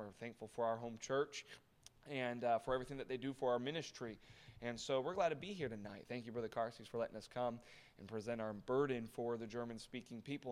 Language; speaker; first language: English; early bilingual, other home language; German